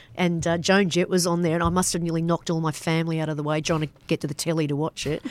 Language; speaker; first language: English; native; English